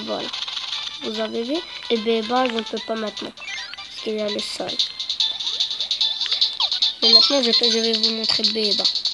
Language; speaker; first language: French; native; French